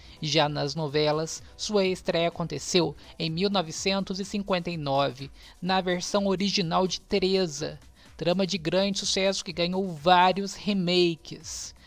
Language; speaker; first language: Portuguese; native; Portuguese